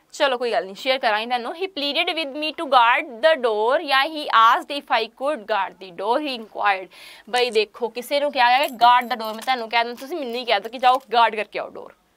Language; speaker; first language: Hindi; non-native, local second language; Punjabi